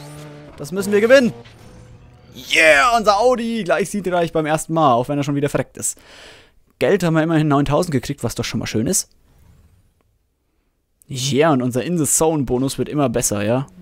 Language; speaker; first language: German; native; German